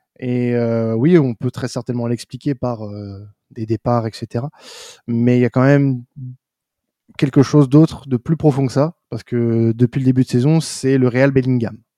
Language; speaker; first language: French; native; French